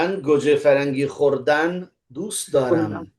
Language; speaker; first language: Persian; non-native, fluent; Urdu